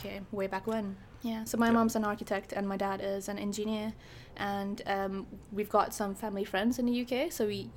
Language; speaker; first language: English; non-native, local second language; Malay